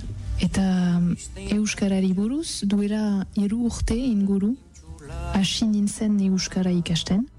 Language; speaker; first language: Basque; non-native, learner; French